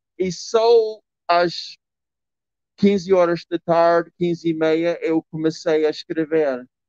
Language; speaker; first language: Portuguese; non-native, fluent; English